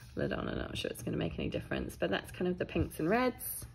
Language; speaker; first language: English; native; English